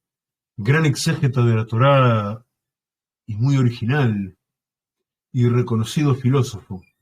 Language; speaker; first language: Spanish; native; Spanish